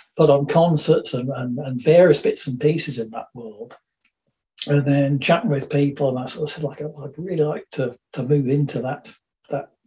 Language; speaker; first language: English; native; English